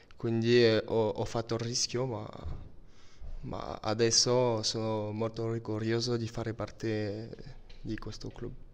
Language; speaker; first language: Italian; non-native, learner; French